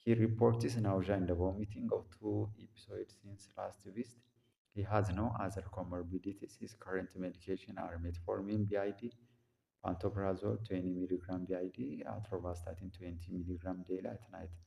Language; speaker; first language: English; non-native, local second language; Amharic